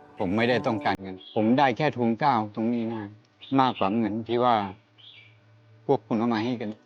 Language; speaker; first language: Thai; native; Thai